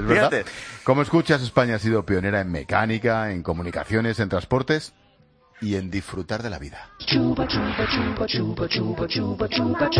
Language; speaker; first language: Spanish; native; Spanish